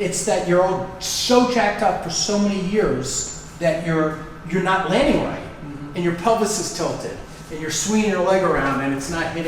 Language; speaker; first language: English; native; English